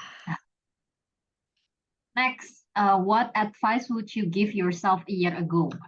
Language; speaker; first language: English; non-native, fluent; Indonesian